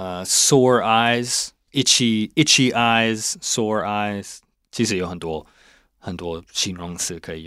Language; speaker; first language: Chinese; non-native, learner; English